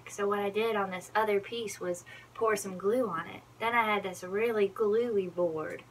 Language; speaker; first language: English; native; English